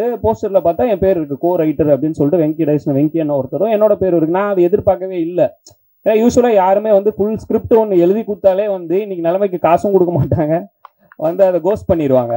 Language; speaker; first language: Tamil; native; Tamil